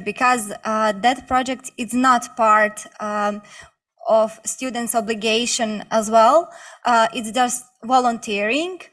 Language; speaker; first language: English; non-native, learner; Bosnian